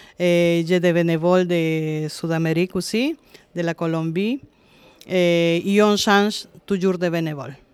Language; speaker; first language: French; non-native, fluent; Spanish